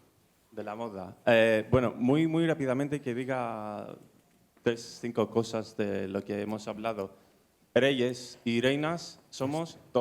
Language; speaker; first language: Spanish; non-native, fluent; Greek